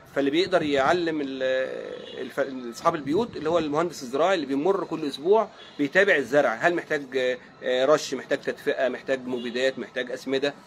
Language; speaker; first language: Egyptian Arabic; native; Egyptian Arabic